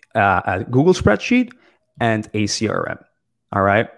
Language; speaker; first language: English; non-native, fluent; Spanish